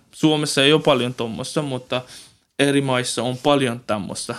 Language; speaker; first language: Finnish; non-native, learner; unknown